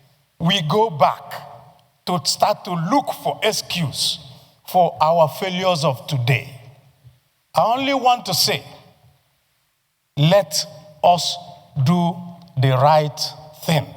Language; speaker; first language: English; non-native, local second language; Igbo